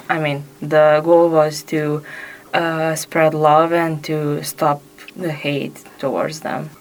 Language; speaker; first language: English; non-native, fluent; Serbian